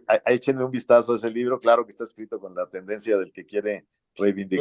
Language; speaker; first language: Spanish; native; Spanish